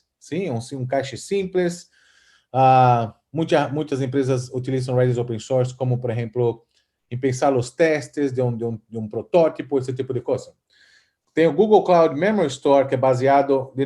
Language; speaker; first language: Portuguese; non-native, fluent; Spanish